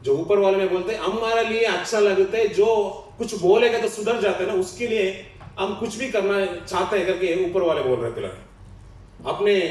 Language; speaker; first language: Hindi; non-native, local second language; Telugu